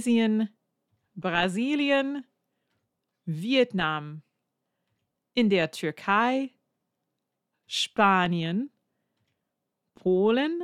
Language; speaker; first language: German; non-native, fluent; English